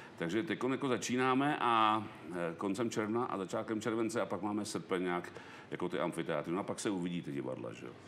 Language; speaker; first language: Czech; native; Czech